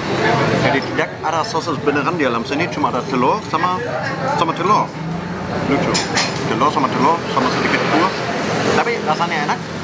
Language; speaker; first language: Indonesian; non-native, fluent; German